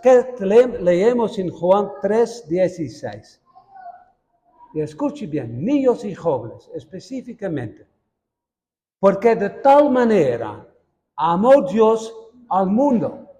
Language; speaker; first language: Spanish; non-native, fluent; Dutch